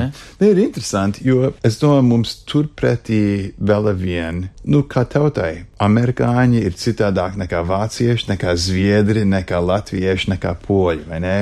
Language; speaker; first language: Latvian; early bilingual, heritage; Latvian